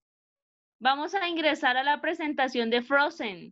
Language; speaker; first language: Spanish; native; Spanish